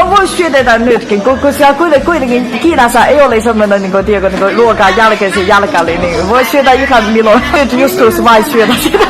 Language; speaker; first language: Finnish; non-native, learner; Chinese